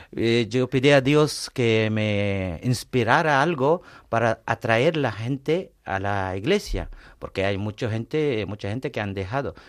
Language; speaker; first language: Spanish; non-native, fluent; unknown